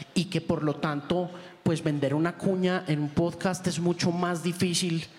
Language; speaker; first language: Spanish; native; Spanish